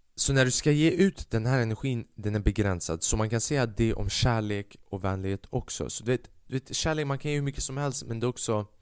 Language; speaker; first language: Swedish; early bilingual, other home language; Albanian